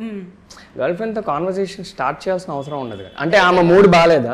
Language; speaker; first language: Telugu; native; Telugu